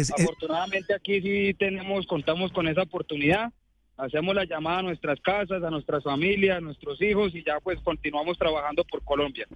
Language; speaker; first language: Spanish; native; Spanish